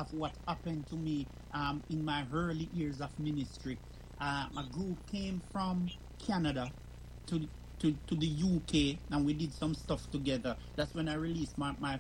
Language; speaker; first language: English; non-native, local second language; Jamaican Creole English